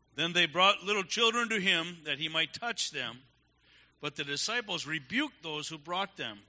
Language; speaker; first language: English; native; English